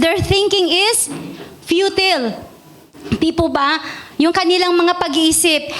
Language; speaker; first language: Filipino; non-native, local second language; Iloko